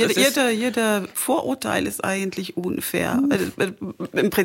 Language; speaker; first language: German; non-native, fluent; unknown